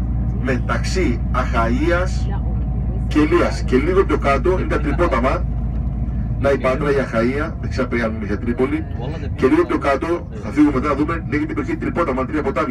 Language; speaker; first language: Greek; native; Greek